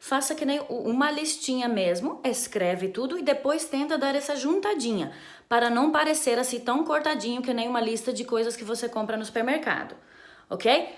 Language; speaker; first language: Portuguese; non-native, fluent; Romanian